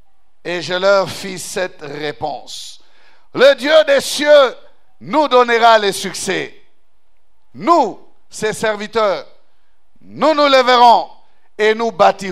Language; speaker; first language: French; non-native, local second language; Swahili